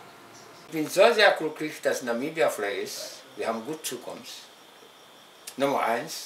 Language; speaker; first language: German; non-native, local second language; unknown